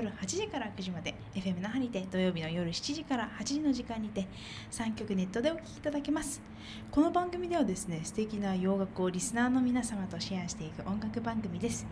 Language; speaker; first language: Japanese; native; Japanese